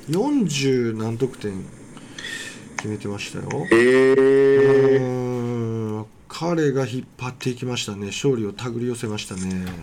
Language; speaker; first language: Japanese; native; Japanese